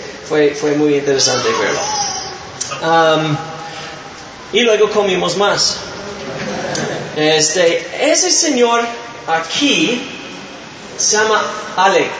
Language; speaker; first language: Spanish; non-native, fluent; English